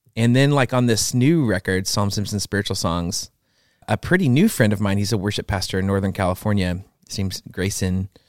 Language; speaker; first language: English; native; English